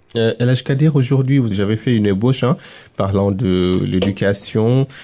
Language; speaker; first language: French; non-native, local second language; Wolof